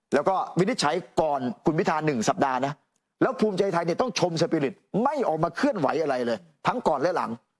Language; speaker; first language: Thai; native; Thai